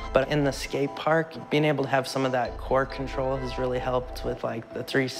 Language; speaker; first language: English; native; English